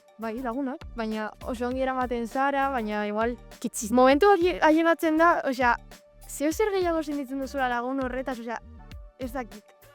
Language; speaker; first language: Basque; non-native, local second language; Spanish